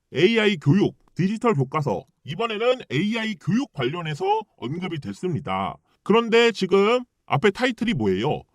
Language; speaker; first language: Korean; early bilingual, heritage; Korean